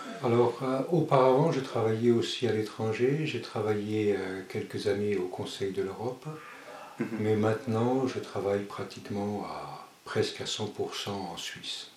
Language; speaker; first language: French; early bilingual, other home language; Spanish